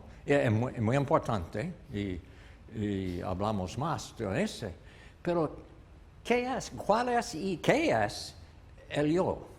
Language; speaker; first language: Spanish; non-native, learner; English